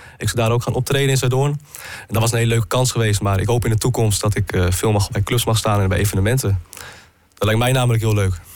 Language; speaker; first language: Dutch; native; Dutch